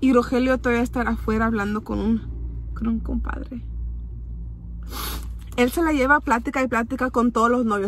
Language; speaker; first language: Spanish; early bilingual, heritage; Spanish